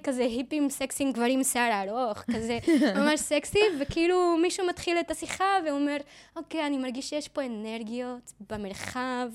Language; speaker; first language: Hebrew; non-native, fluent; Spanish